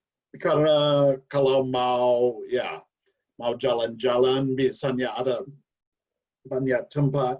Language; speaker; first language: Indonesian; non-native, learner; English